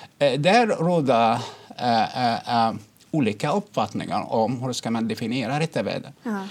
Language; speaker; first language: Swedish; non-native, fluent; Arabic